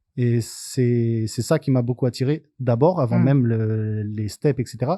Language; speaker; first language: French; native; French